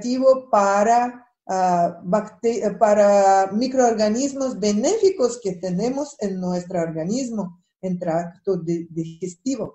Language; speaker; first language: Spanish; non-native, fluent; Russian